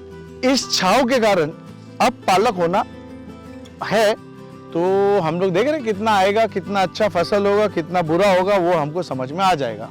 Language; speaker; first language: Hindi; non-native, local second language; Marathi